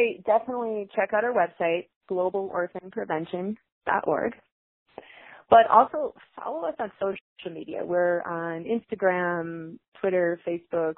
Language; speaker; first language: English; native; English